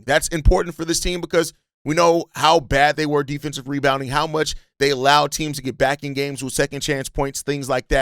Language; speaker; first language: English; native; English